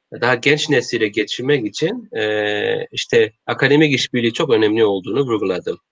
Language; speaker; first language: Turkish; non-native, learner; Korean